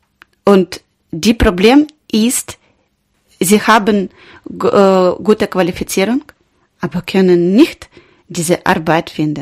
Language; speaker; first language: German; non-native, learner; Ukrainian